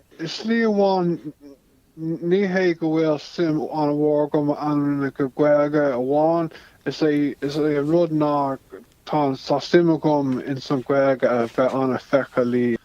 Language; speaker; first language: Irish; non-native, local second language; English